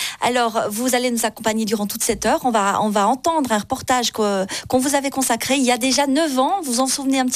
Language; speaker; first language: French; native; French